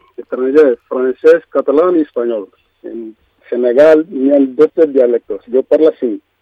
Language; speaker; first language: Catalan; non-native, learner; Mandingo